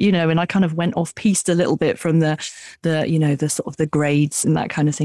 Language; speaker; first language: English; native; English